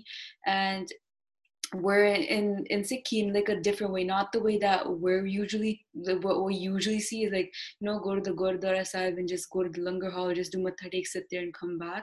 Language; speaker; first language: English; non-native, local second language; Punjabi